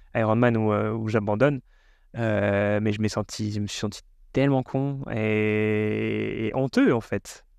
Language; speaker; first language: French; native; French